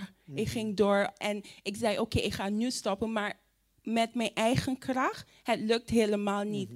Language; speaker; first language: Dutch; non-native, fluent; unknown